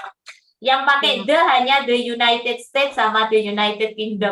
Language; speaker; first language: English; non-native, fluent; Indonesian